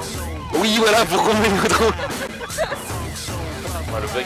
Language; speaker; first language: French; native; French